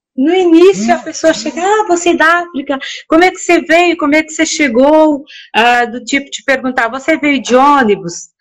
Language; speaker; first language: Portuguese; non-native, local second language; Kabuverdianu